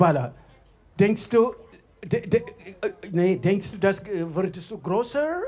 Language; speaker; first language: German; non-native, fluent; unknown